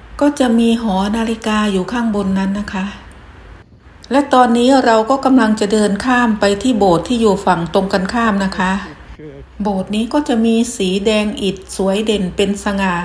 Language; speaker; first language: Thai; native; Thai